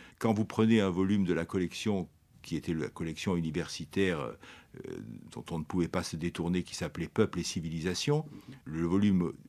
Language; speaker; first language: French; early bilingual, other home language; Italian